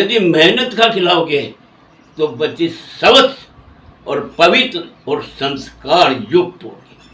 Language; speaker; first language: Hindi; native; Hindi